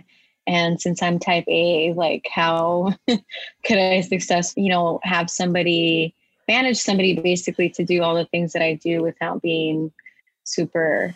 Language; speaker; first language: English; native; English